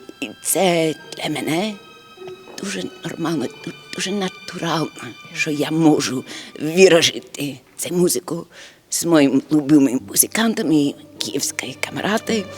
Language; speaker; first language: Ukrainian; early bilingual, heritage; English